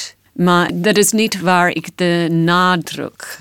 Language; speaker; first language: Dutch; non-native, fluent; English